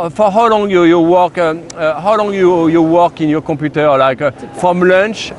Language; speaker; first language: English; non-native, learner; French